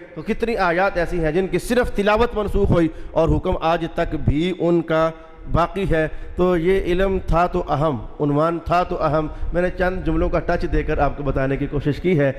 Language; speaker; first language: Urdu; non-native, local second language; Punjabi